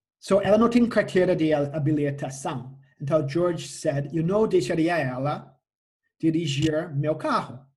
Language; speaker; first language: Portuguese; non-native, fluent; English